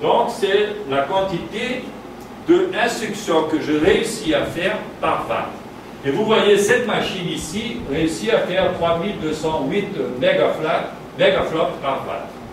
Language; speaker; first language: French; non-native, fluent; Portuguese